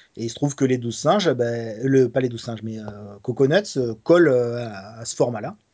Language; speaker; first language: French; native; French